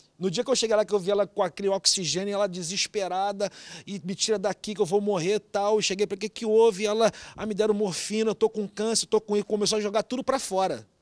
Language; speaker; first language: Portuguese; native; Portuguese